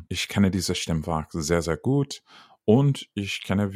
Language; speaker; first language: German; non-native, fluent; English